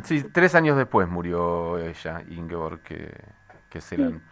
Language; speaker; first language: Spanish; native; Spanish